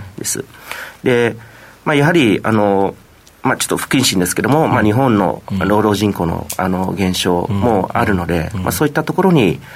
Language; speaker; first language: Japanese; non-native, fluent; Vietnamese